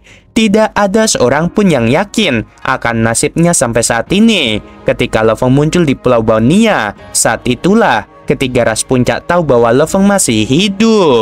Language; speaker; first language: Indonesian; native; Indonesian